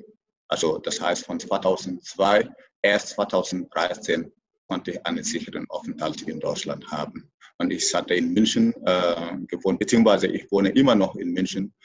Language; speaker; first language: German; non-native, fluent; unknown